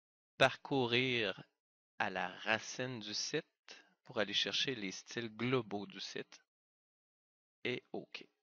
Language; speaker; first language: French; native; French